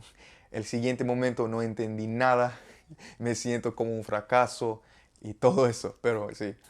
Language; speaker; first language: Spanish; non-native, learner; English